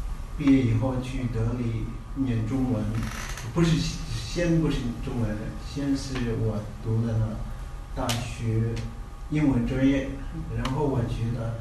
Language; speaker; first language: Chinese; non-native, learner; Tibetan